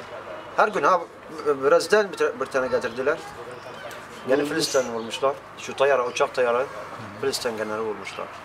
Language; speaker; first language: Turkish; non-native, learner; Arabic